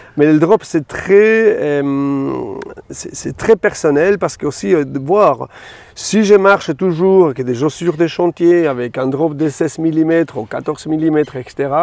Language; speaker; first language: French; non-native, fluent; Spanish